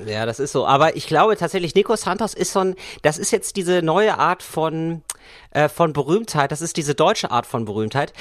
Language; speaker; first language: German; native; German